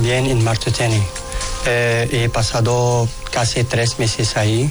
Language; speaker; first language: Spanish; non-native, learner; Arabic